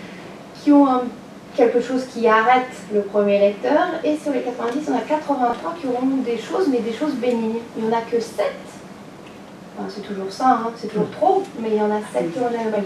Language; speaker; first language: French; native; French